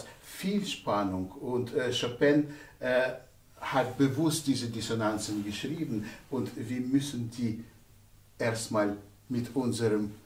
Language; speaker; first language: German; non-native, fluent; Russian